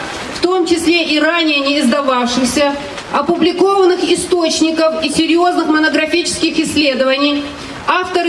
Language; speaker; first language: Russian; non-native, local second language; Ingush